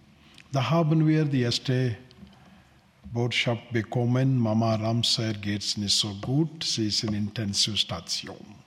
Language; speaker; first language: German; non-native, learner; Telugu